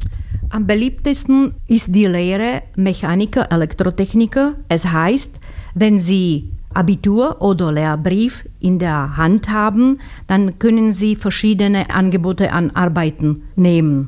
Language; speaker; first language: German; non-native, fluent; Slovak